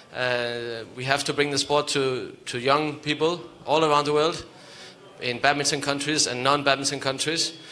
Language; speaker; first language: English; non-native, fluent; Danish